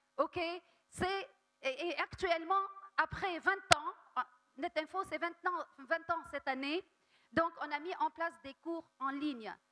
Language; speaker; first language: French; non-native, local second language; Arabic